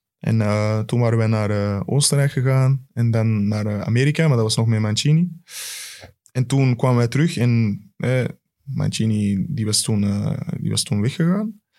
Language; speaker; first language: Dutch; native; Dutch